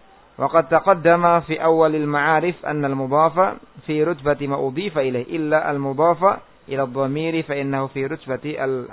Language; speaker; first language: Arabic; non-native, fluent; Indonesian